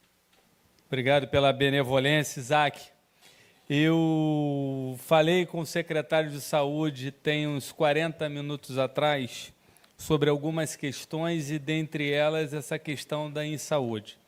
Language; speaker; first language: Portuguese; native; Portuguese